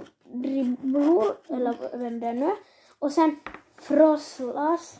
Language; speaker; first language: Swedish; early bilingual, other home language; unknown